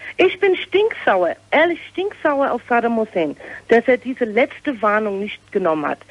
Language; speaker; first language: German; early bilingual, heritage; English